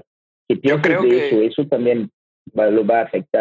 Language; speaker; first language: Spanish; non-native, learner; French